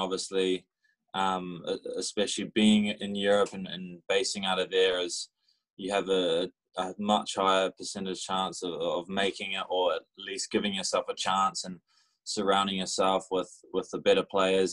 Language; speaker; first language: English; native; English